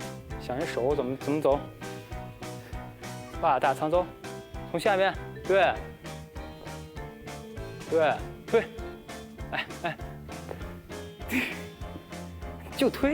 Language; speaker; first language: Chinese; native; Chinese